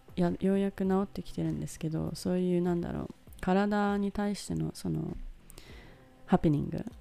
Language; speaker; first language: Japanese; early bilingual, heritage; Japanese